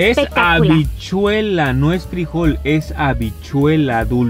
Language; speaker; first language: Spanish; native; Spanish